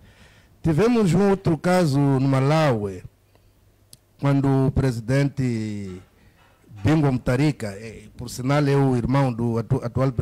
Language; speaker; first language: Portuguese; native; Portuguese